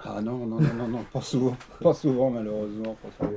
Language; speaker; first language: French; native; French